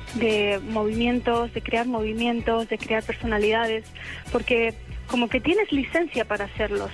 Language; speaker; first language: Spanish; native; Spanish